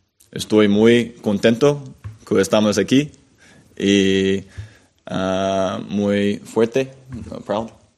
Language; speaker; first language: Spanish; non-native, learner; English